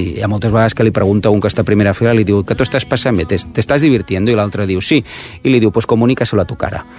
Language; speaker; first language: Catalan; native; Catalan